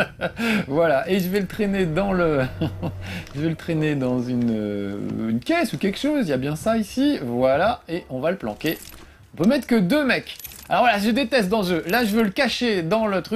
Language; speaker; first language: French; native; French